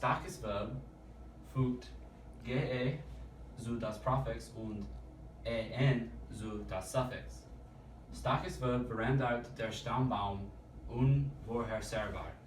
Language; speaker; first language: German; non-native, learner; English